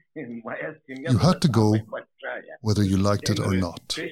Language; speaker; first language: English; non-native, fluent; Azerbaijani